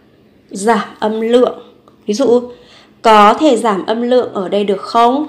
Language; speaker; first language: Vietnamese; native; Vietnamese